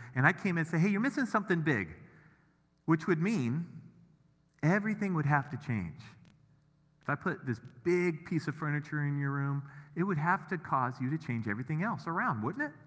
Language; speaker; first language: English; native; English